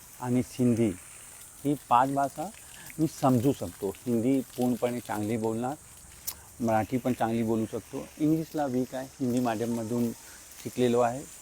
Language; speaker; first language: Marathi; non-native, local second language; Hindi